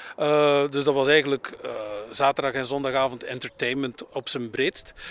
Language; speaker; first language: Dutch; native; Dutch